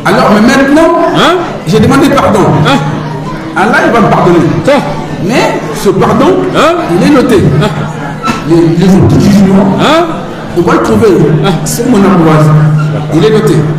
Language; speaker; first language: French; non-native, local second language; Soninke